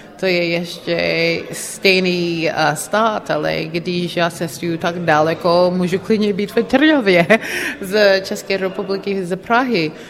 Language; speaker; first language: Czech; non-native, learner; English